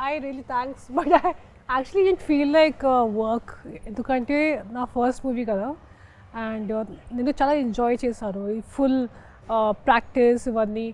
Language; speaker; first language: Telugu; non-native, local second language; Hindi